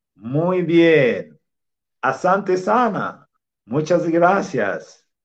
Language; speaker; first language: Spanish; non-native, fluent; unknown